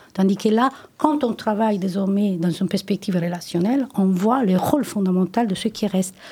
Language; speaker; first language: French; non-native, fluent; Italian